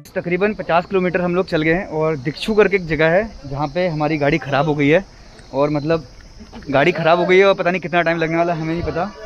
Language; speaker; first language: Hindi; native; Hindi